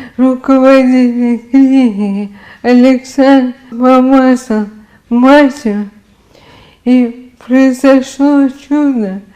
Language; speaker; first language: Russian; native; Russian